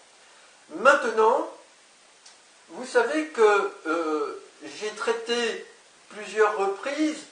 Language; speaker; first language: French; native; French